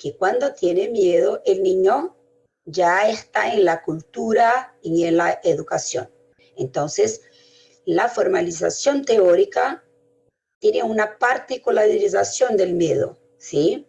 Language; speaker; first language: Spanish; non-native, fluent; Portuguese